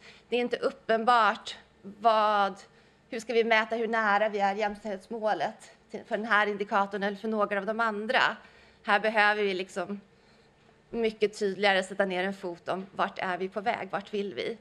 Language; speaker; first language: Swedish; native; Swedish